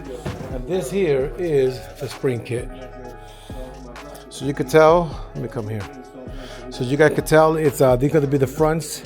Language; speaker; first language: English; native; English